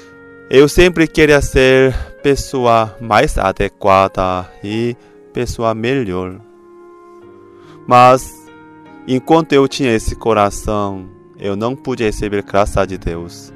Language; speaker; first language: Portuguese; non-native, fluent; Korean